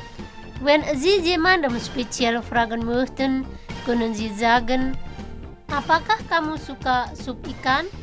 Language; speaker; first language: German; non-native, fluent; Indonesian